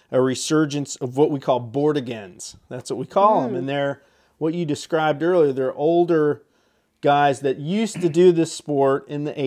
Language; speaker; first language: English; native; English